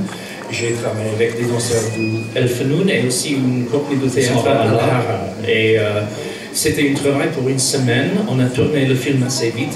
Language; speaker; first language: French; non-native, fluent; English